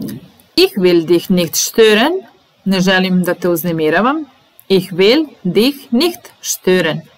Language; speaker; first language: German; non-native, fluent; Serbian